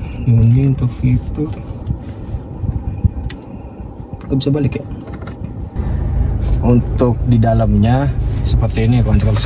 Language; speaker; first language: Indonesian; native; Indonesian